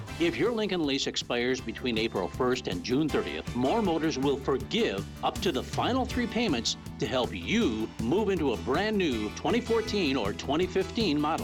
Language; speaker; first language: English; native; English